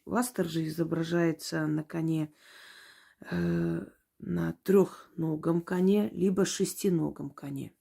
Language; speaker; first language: Russian; native; Russian